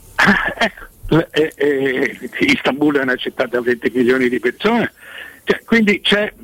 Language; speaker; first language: Italian; native; Italian